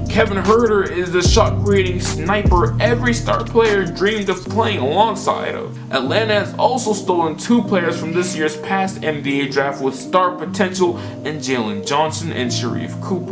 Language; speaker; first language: English; native; English